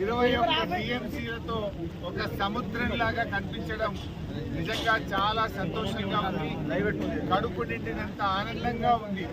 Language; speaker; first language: Telugu; native; Telugu